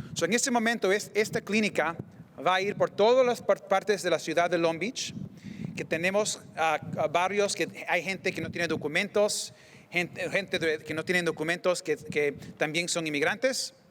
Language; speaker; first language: Spanish; early bilingual, other home language; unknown